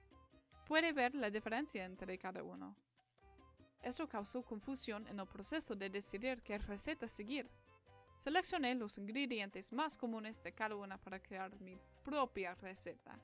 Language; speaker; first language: Spanish; non-native, learner; English